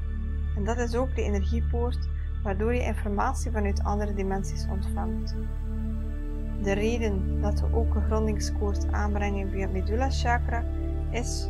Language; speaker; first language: Dutch; native; Dutch